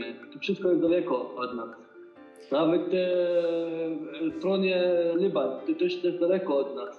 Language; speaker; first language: Polish; non-native, fluent; Arabic